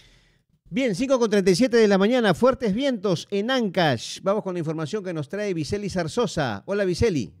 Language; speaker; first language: Spanish; native; Spanish